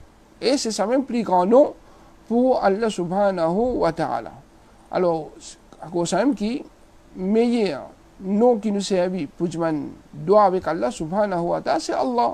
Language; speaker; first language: French; non-native, local second language; Morisyen